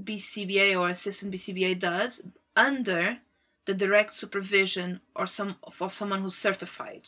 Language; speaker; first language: English; non-native, fluent; Portuguese